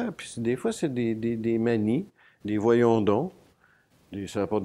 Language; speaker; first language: French; native; French